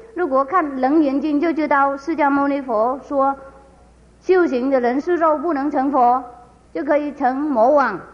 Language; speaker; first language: Chinese; non-native, fluent; Vietnamese